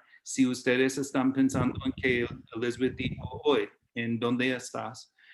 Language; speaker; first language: Spanish; non-native, fluent; English